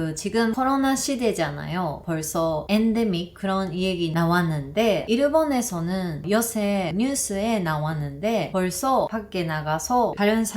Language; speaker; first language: Korean; non-native, learner; Japanese